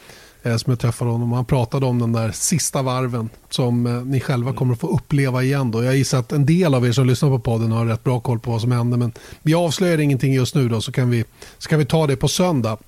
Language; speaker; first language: Swedish; native; Swedish